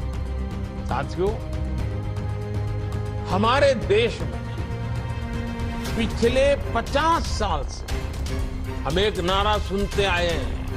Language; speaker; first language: Hindi; non-native, local second language; Gujarati